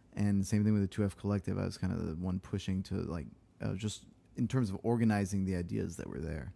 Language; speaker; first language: English; early bilingual, other home language; French